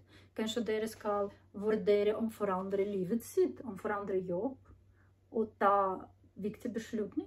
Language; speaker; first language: Norwegian; non-native, learner; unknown